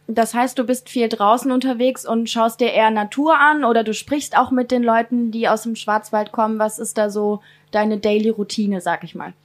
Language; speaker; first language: German; native; German